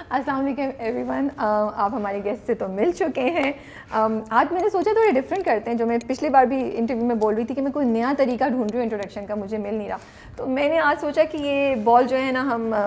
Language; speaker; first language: Urdu; native; Urdu